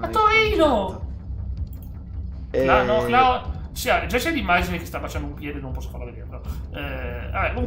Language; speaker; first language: Italian; native; Italian